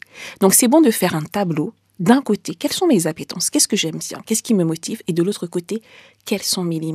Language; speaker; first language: French; native; French